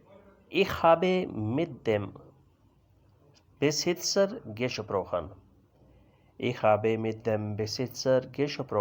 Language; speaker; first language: German; non-native, learner; Urdu